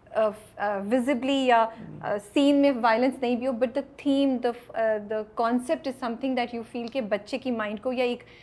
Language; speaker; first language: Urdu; native; Urdu